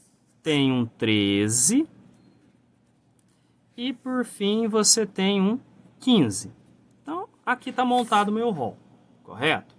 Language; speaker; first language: Portuguese; native; Portuguese